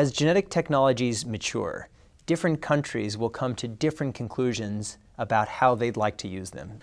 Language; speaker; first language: English; native; English